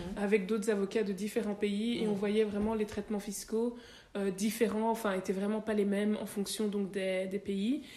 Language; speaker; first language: French; native; French